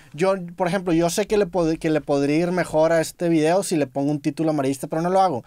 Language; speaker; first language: Spanish; native; Spanish